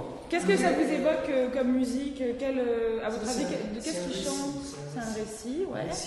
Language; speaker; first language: French; native; French